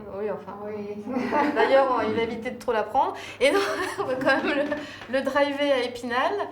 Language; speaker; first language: French; native; French